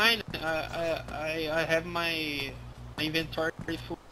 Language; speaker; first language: English; non-native, learner; Portuguese